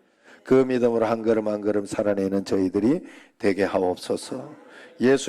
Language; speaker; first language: Korean; native; Korean